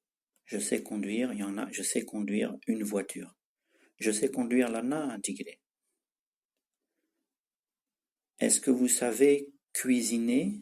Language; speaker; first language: French; non-native, fluent; Tibetan